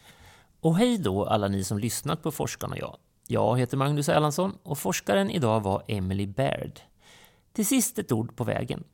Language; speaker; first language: Swedish; native; Swedish